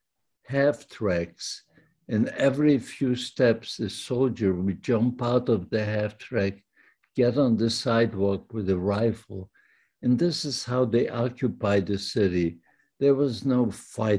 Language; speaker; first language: English; non-native, fluent; Yiddish